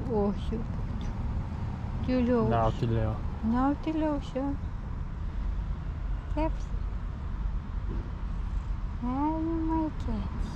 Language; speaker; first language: English; non-native, learner; Turkish